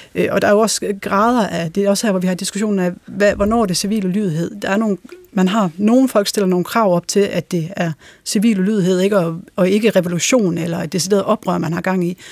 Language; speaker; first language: Danish; native; Danish